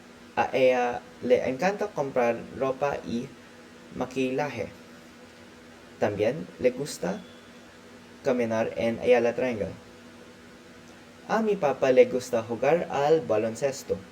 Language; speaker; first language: Spanish; non-native, learner; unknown